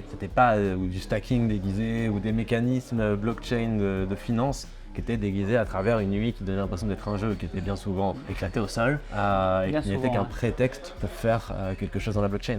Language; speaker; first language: French; native; French